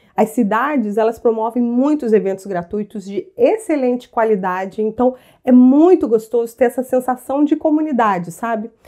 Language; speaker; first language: Portuguese; native; Portuguese